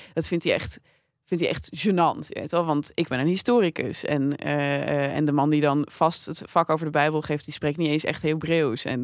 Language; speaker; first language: Dutch; native; Dutch